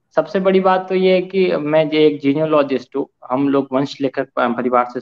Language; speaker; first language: Hindi; native; Hindi